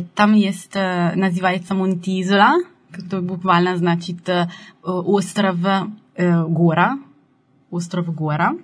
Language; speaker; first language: Russian; non-native, learner; Italian